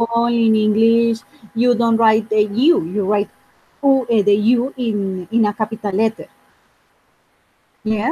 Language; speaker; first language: English; non-native, fluent; Spanish